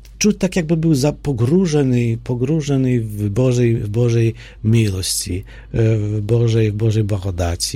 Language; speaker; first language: Polish; non-native, fluent; Ukrainian